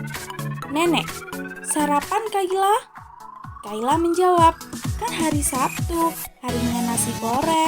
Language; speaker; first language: Indonesian; native; Indonesian